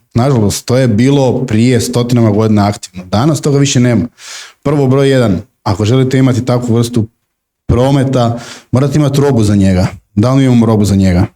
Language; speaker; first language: Bosnian; native; Bosnian